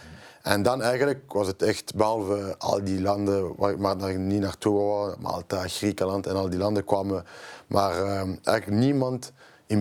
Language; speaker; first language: Dutch; non-native, local second language; French